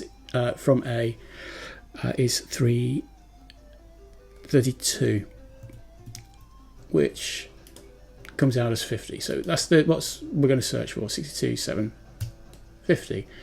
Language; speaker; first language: English; native; English